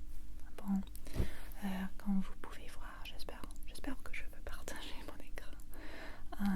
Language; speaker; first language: French; non-native, fluent; English